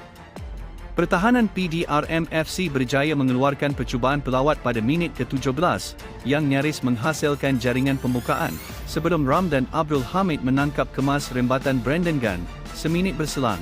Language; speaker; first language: Malay; native; Malay